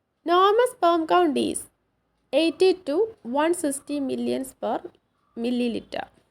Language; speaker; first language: English; non-native, local second language; Malayalam